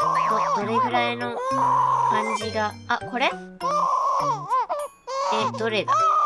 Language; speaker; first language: Japanese; native; Japanese